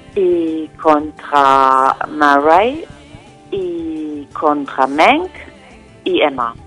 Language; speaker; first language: Spanish; non-native, fluent; German